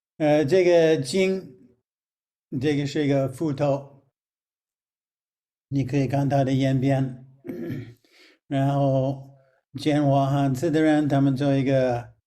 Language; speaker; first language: Chinese; non-native, fluent; English